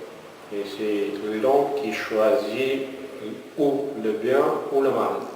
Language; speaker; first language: French; non-native, fluent; Armenian